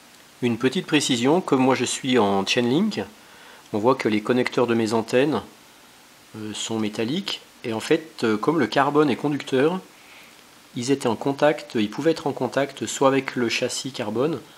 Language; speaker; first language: French; native; French